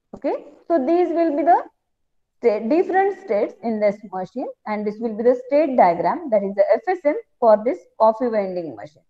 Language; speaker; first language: English; non-native, local second language; Marathi